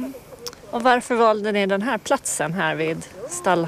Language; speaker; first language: Swedish; native; Swedish